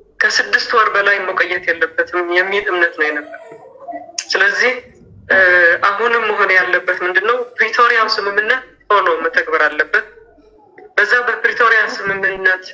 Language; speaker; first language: Amharic; non-native, local second language; Tigrinya